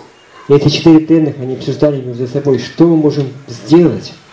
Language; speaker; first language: Russian; native; Russian